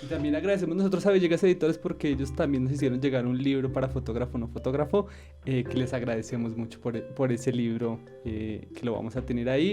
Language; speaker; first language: Spanish; native; Spanish